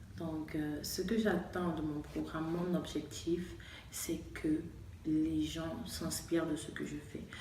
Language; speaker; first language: French; native; French